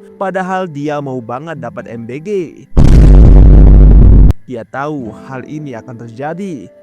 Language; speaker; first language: Indonesian; native; Indonesian